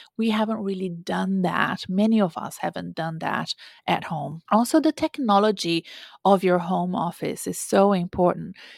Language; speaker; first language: English; non-native, fluent; Portuguese